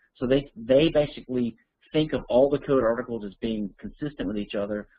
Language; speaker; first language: English; native; English